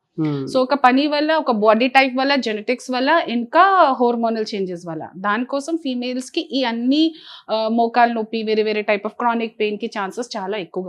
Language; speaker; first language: Telugu; non-native, local second language; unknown